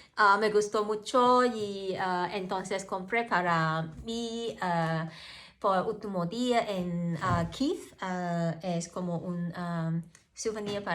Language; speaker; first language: Spanish; non-native, learner; Cantonese